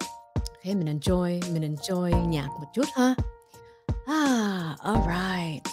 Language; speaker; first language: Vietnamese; early bilingual, heritage; Vietnamese